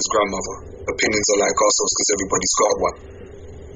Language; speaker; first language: English; native; English